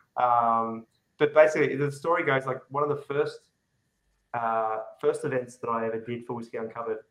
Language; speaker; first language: English; native; English